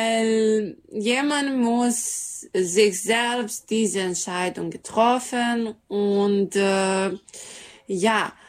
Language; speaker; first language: German; non-native, learner; Serbian